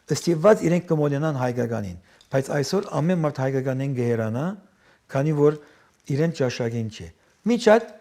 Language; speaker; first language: Armenian; early bilingual, heritage; Armenian